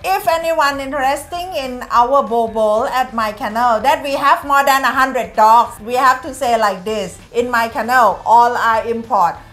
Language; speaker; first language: English; non-native, learner; Thai